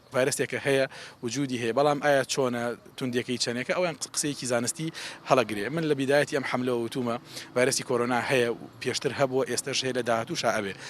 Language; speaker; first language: Central Kurdish; native; Central Kurdish